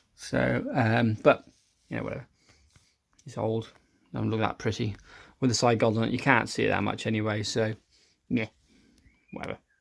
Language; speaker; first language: English; native; English